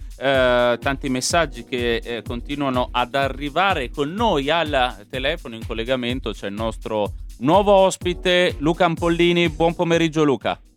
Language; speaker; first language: Italian; native; Italian